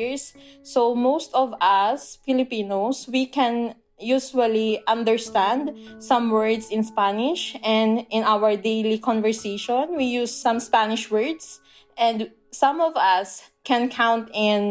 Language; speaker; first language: English; non-native, local second language; Filipino